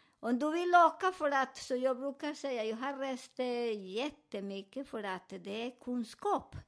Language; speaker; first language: Swedish; non-native, fluent; Spanish